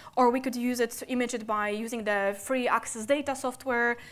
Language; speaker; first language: English; non-native, fluent; Polish